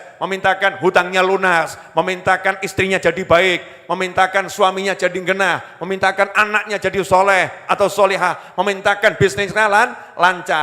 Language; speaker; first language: Indonesian; native; Indonesian